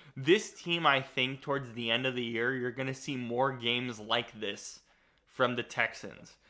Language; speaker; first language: English; native; English